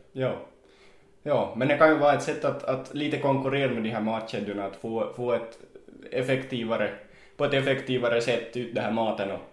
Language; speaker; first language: Swedish; native; Swedish